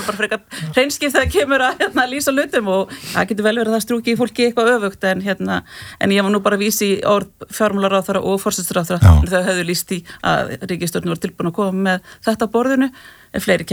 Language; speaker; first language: Icelandic; native; Icelandic